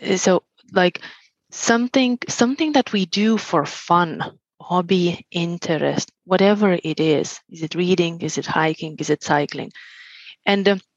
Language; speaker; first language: English; non-native, fluent; Lithuanian